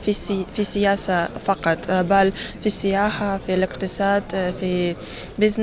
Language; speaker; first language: Arabic; non-native, fluent; Russian